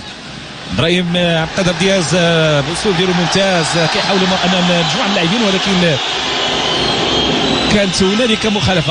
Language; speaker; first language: Arabic; native; Arabic